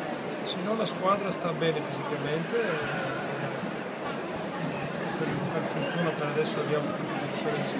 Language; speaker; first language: Italian; non-native, fluent; Bulgarian